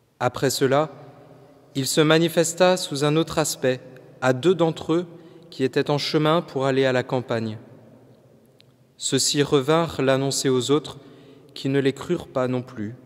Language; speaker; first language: French; native; French